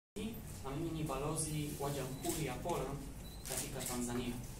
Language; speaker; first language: Swahili; non-native, fluent; Polish